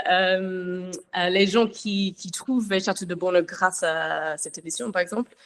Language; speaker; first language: French; non-native, learner; English